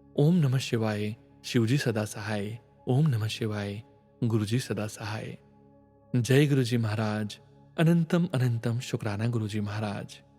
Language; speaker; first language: Hindi; native; Hindi